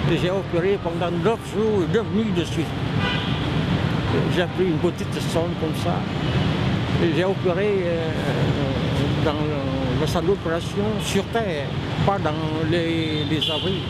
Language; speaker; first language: French; non-native, local second language; Vietnamese